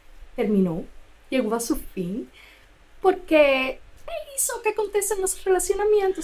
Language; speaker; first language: Portuguese; non-native, fluent; Spanish